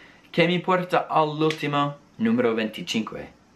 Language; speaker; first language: Italian; non-native, fluent; English